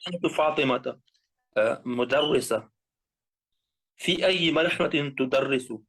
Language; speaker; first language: Arabic; non-native, learner; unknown